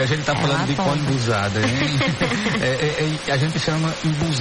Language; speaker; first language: Portuguese; native; Portuguese